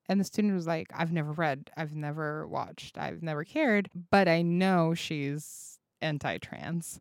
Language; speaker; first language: English; non-native, fluent; Russian